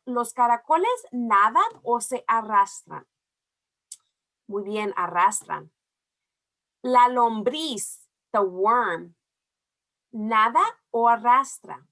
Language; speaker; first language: Spanish; early bilingual, heritage; Spanish